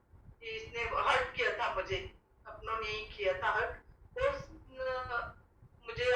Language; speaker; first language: Hindi; non-native, local second language; Marathi